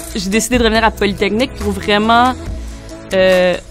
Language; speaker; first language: French; native; French